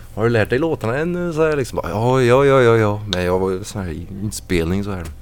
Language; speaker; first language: Swedish; non-native, fluent; French